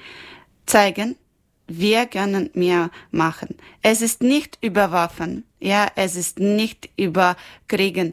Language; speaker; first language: German; non-native, learner; Ukrainian